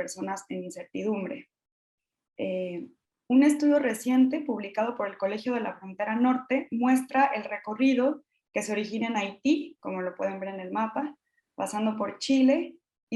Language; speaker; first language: Spanish; native; Spanish